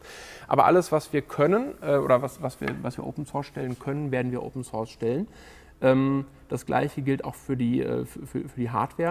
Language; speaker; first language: German; native; German